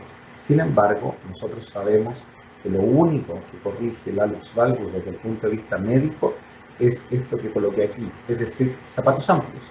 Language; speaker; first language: Spanish; native; Spanish